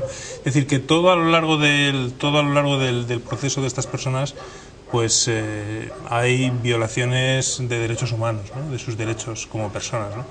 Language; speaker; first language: Spanish; native; Spanish